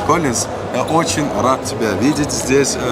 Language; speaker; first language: Russian; non-native, local second language; Turkmen